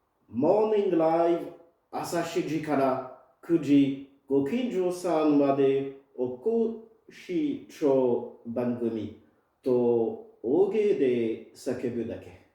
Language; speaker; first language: Japanese; non-native, fluent; French